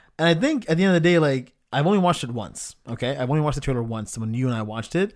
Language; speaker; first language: English; native; English